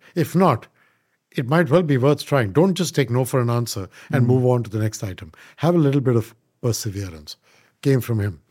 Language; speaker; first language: English; non-native, local second language; Punjabi